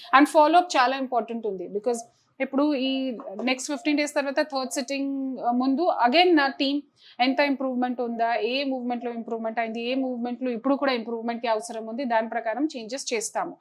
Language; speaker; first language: Telugu; non-native, local second language; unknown